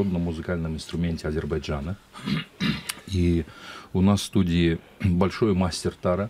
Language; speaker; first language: Russian; native; Russian